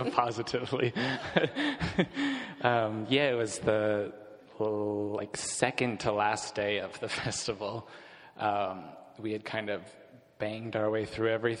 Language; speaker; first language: English; native; English